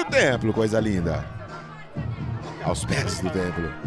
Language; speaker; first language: Portuguese; native; Portuguese